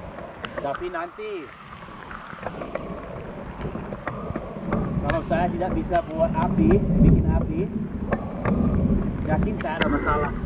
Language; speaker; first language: Indonesian; non-native, fluent; English